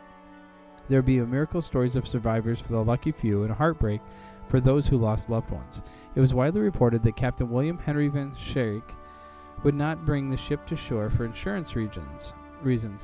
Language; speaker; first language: English; native; English